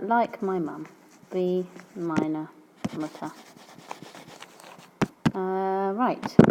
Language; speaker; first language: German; non-native, fluent; English